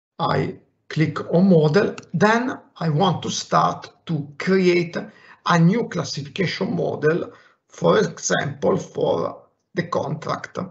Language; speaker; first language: English; non-native, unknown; Italian